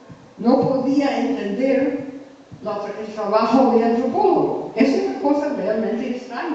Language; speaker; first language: Spanish; non-native, fluent; English